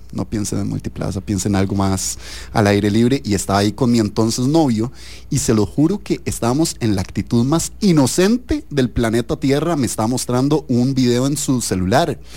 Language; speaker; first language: Spanish; native; Spanish